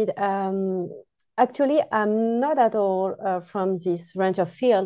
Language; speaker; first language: English; non-native, fluent; French